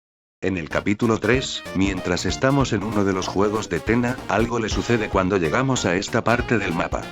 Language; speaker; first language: Spanish; native; Spanish